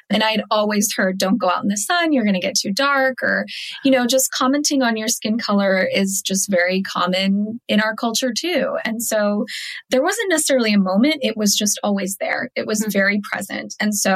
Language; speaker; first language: English; early bilingual, other home language; Telugu